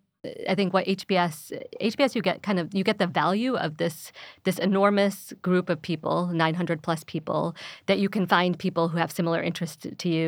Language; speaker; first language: English; early bilingual, other home language; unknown